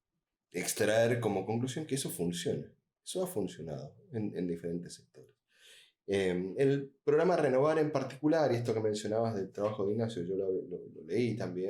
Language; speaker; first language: Spanish; native; Spanish